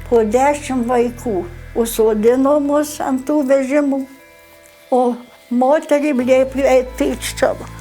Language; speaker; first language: Lithuanian; early bilingual, other home language; German